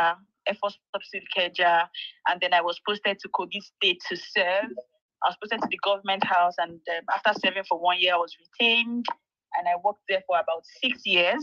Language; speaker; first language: English; non-native, local second language; Igbo